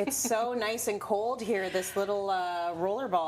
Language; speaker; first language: English; native; English